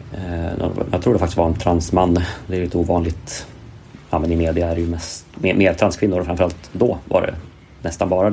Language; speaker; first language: Swedish; native; Swedish